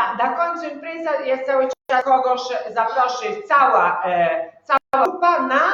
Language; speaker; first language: Polish; non-native, learner; Italian